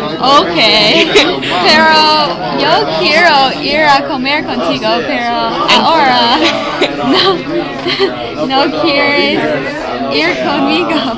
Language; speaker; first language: Spanish; non-native, learner; English